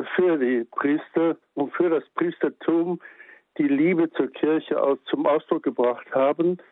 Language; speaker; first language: German; native; German